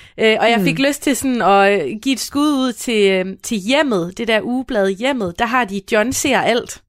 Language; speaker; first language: Danish; native; Danish